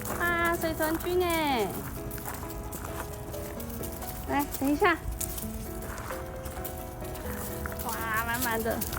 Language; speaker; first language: Chinese; native; Chinese